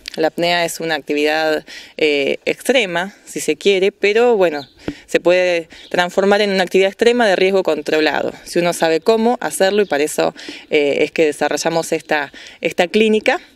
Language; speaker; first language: Spanish; native; Spanish